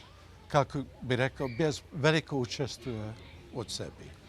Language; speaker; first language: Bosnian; early bilingual, heritage; Bosnian